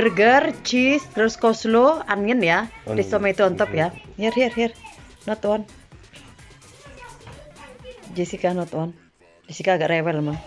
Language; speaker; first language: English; non-native, learner; Indonesian